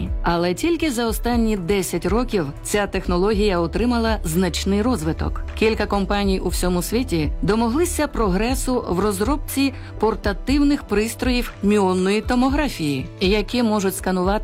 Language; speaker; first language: Ukrainian; native; Ukrainian